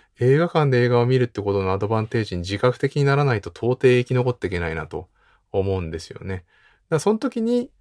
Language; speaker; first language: Japanese; native; Japanese